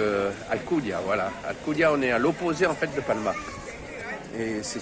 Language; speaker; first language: French; native; French